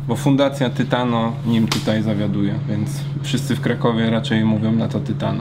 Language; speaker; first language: Polish; native; Polish